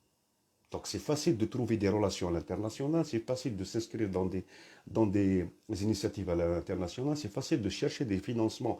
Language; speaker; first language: French; non-native, local second language; Kabyle